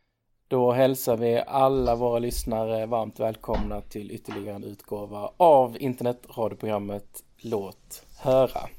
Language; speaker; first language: Swedish; native; Swedish